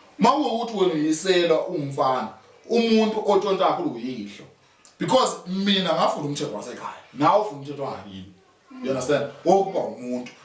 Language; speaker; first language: Zulu; native; Zulu